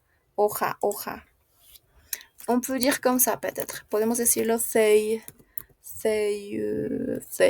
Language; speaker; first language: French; non-native, fluent; Spanish